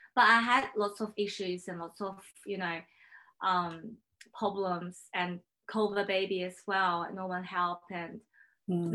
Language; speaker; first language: English; non-native, fluent; Chinese